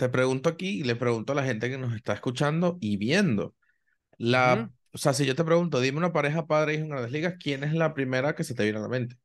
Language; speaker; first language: Spanish; native; Spanish